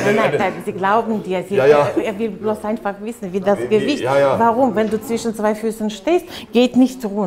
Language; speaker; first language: German; non-native, fluent; Russian